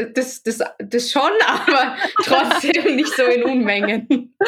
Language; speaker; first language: German; native; German